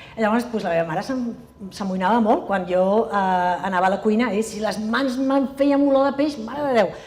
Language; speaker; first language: Catalan; native; Catalan